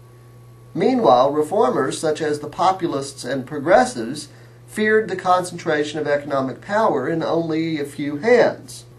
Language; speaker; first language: English; native; English